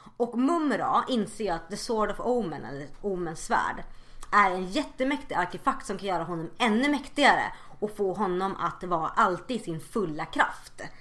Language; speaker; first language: Swedish; native; Swedish